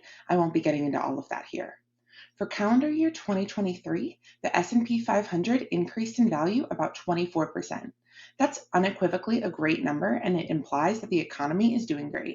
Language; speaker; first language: English; native; English